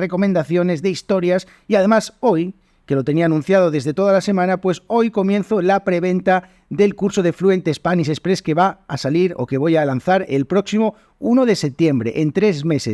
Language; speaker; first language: Spanish; native; Spanish